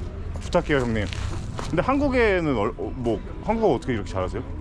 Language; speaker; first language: Korean; native; Korean